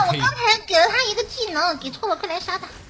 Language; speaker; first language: Chinese; native; Chinese